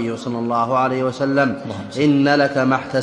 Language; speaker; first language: Arabic; native; Arabic